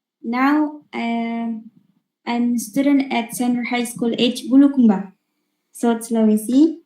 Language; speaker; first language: English; non-native, learner; Indonesian